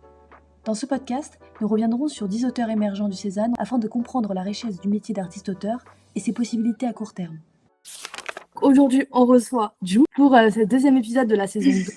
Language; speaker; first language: French; native; French